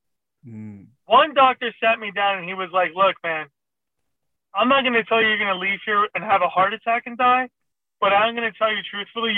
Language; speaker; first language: English; non-native, fluent; Persian